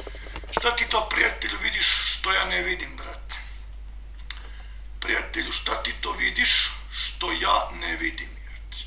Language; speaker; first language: Serbian; native; Serbian